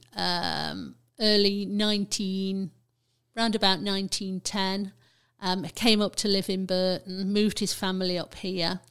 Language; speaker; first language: English; native; English